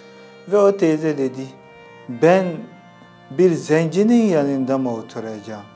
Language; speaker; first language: Turkish; non-native, fluent; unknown